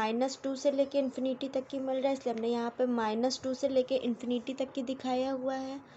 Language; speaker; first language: Hindi; native; Hindi